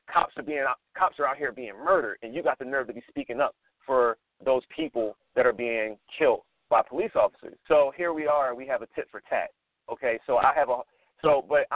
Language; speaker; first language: English; native; English